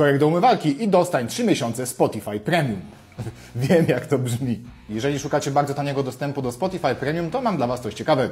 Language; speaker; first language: Polish; native; Polish